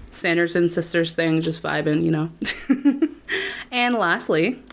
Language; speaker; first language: English; native; English